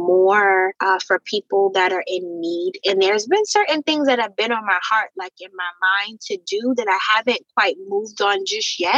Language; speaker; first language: English; native; English